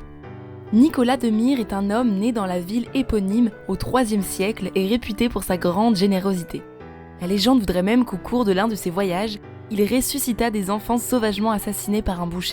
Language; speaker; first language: French; native; French